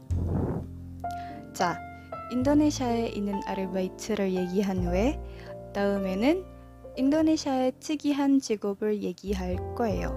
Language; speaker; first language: Korean; non-native, learner; Indonesian